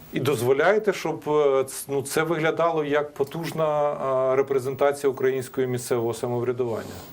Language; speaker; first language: Ukrainian; native; Ukrainian